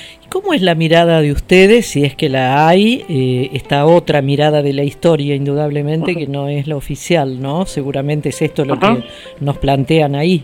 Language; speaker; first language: Spanish; native; Spanish